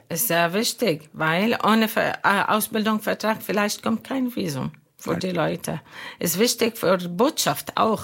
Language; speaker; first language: German; non-native, local second language; Arabic